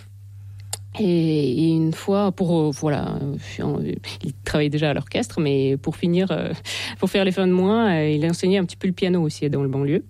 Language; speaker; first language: French; non-native, fluent; Russian